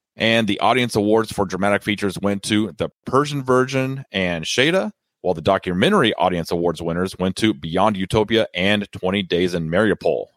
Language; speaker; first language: English; native; English